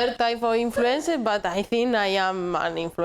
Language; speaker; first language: English; non-native, learner; Spanish